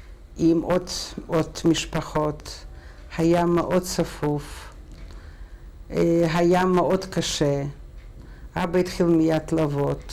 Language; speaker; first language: Hebrew; non-native, fluent; Russian